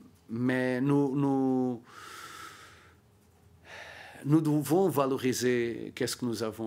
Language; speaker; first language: French; non-native, learner; Portuguese